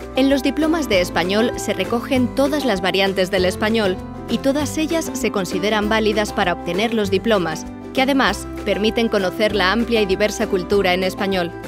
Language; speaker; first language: Spanish; native; Spanish